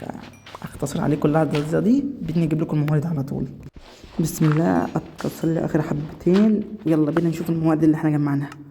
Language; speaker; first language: Arabic; native; Arabic